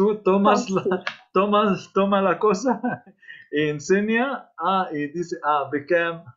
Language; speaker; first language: Spanish; non-native, fluent; Arabic